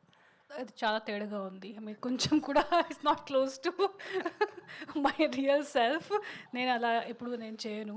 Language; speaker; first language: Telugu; non-native, local second language; Hindi